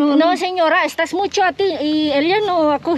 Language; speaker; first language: Spanish; non-native, learner; Filipino